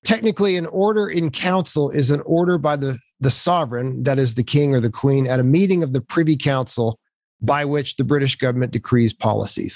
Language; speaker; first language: English; native; English